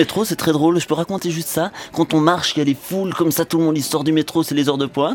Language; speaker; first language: French; native; French